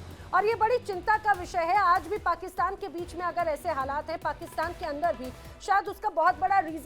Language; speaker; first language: Hindi; native; Hindi